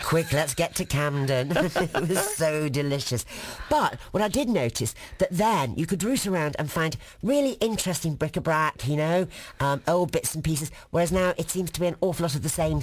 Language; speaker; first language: English; native; English